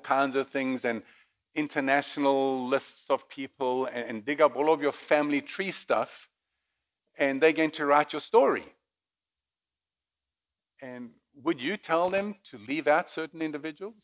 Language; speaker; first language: English; native; English